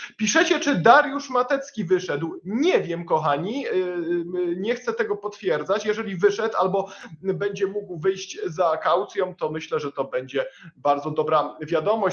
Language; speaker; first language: Polish; native; Polish